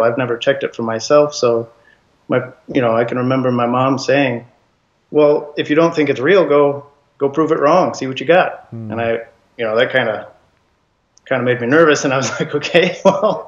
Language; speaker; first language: English; native; English